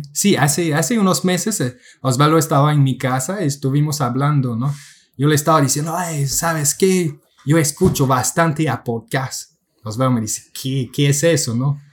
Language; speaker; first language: Spanish; non-native, fluent; French